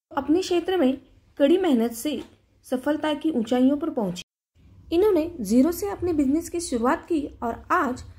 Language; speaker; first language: Hindi; non-native, local second language; Marathi